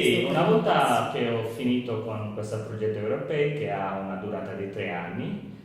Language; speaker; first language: Italian; non-native, learner; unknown